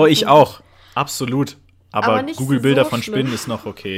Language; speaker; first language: German; native; German